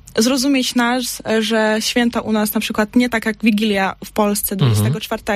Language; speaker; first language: Polish; non-native, fluent; Ukrainian